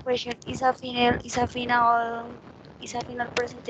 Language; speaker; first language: English; non-native, learner; Spanish